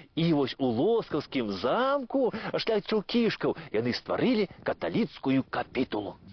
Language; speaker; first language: Belarusian; native; Belarusian